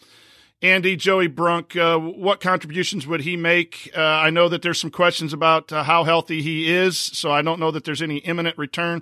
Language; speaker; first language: English; native; English